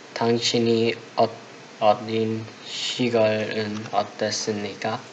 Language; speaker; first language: Korean; non-native, learner; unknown